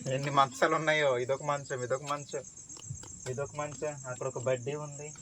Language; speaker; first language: Telugu; native; Telugu